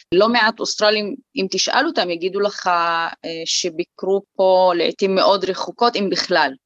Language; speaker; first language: Hebrew; non-native, local second language; Arabic